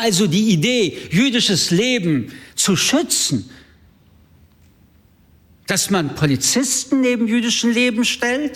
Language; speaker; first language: German; early bilingual, other home language; French